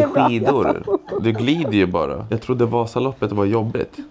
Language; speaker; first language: Swedish; native; Swedish